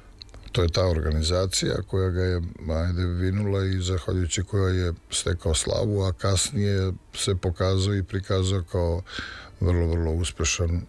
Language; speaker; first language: Serbian; native; Serbian